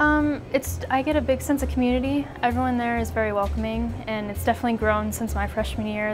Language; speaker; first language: English; native; English